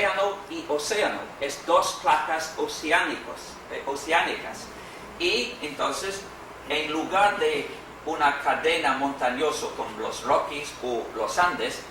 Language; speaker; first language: Spanish; non-native, fluent; English